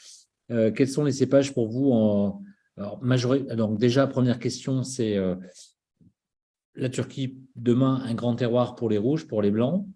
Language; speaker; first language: French; native; French